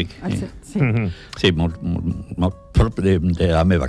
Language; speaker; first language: Catalan; non-native, learner; Portuguese